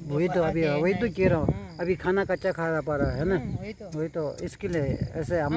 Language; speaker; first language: Hindi; non-native, local second language; Tibetan